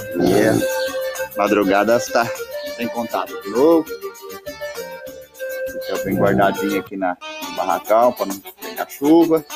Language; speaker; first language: Portuguese; native; Portuguese